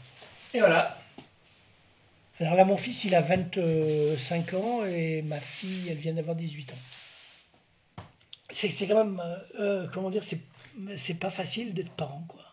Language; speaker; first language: French; native; French